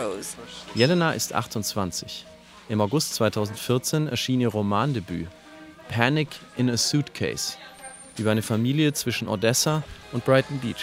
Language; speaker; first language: German; native; German